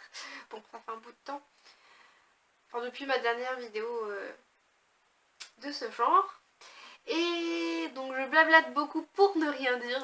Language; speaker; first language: French; native; French